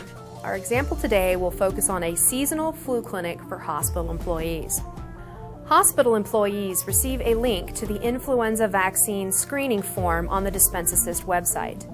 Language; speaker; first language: English; native; English